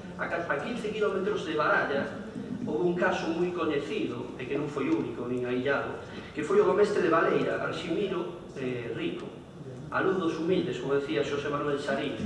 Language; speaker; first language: Galician; non-native, local second language; Spanish